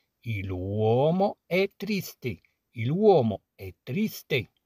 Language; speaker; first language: Italian; non-native, fluent; Arabic